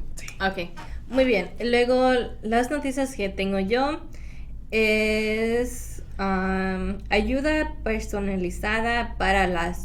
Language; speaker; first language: Spanish; early bilingual, heritage; Spanish